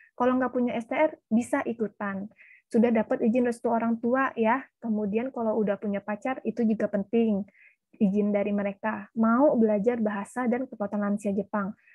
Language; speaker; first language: Indonesian; native; Indonesian